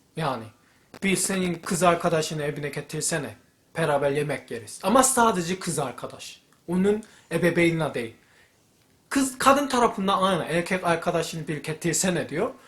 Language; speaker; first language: Turkish; non-native, fluent; Korean